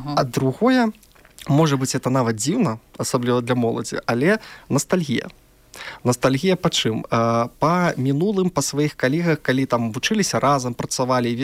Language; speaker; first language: Belarusian; non-native, local second language; Russian